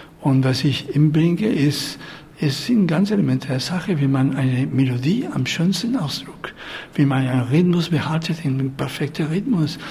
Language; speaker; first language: German; non-native, fluent; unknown